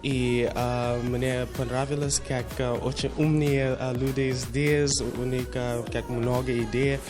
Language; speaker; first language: Russian; non-native, fluent; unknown